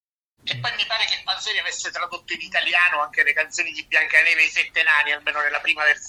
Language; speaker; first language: Italian; native; Italian